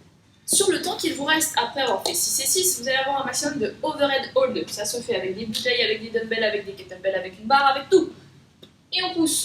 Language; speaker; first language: French; native; French